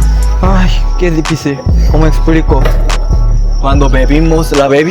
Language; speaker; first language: Spanish; non-native, learner; Korean